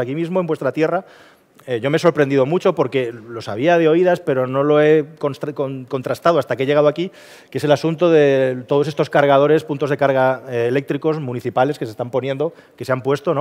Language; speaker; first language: Spanish; native; Spanish